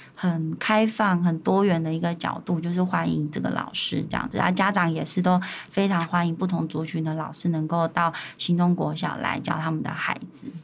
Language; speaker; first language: Chinese; native; Chinese